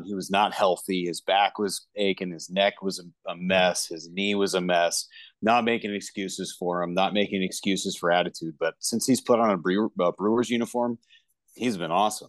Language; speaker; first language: English; native; English